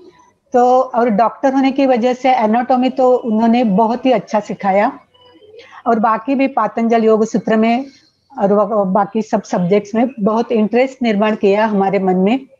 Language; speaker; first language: Hindi; non-native, local second language; Marathi